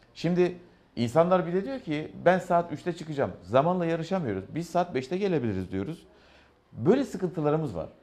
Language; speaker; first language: Turkish; native; Turkish